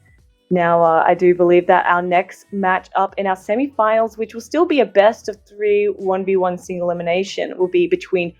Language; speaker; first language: English; native; English